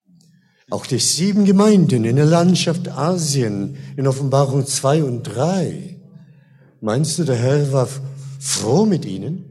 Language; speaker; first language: German; non-native, fluent; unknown